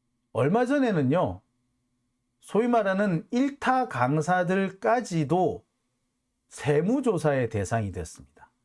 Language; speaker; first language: Korean; native; Korean